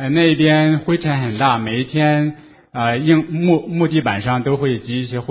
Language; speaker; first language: Chinese; native; Chinese